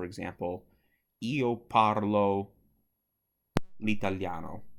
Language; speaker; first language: Italian; non-native, fluent; English